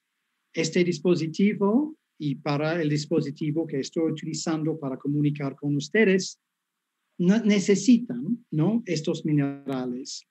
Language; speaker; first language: Spanish; non-native, fluent; English